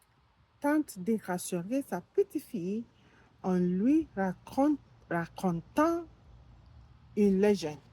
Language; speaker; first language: French; non-native, learner; English